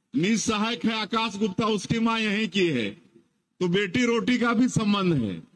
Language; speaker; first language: Hindi; native; Hindi